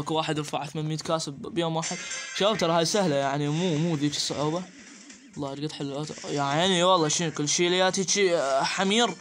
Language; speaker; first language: Arabic; native; Arabic